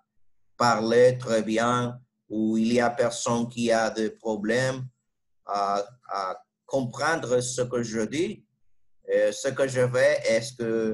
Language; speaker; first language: French; non-native, fluent; Spanish